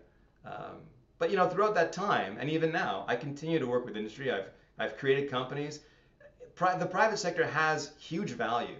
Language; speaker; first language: English; native; English